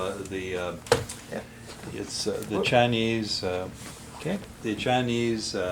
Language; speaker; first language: English; native; English